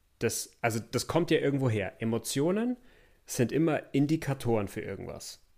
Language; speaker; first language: German; native; German